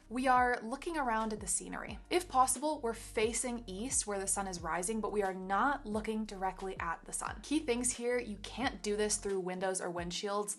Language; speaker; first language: English; native; English